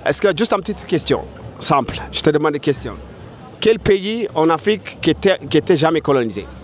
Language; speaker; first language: French; non-native, learner; Amharic